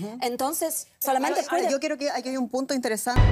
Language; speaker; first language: Spanish; non-native, fluent; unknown